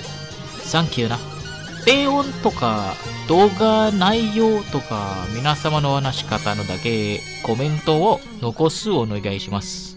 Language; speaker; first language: Japanese; non-native, learner; Filipino